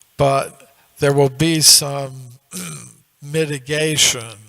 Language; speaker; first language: English; native; English